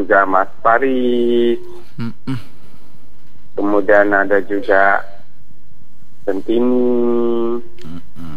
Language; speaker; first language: Indonesian; native; Indonesian